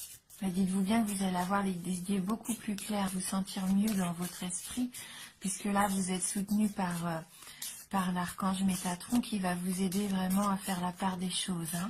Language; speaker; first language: French; native; French